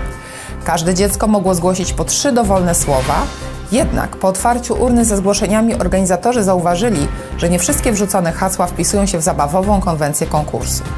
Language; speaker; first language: Polish; native; Polish